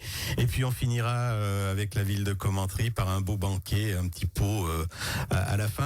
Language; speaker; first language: French; native; French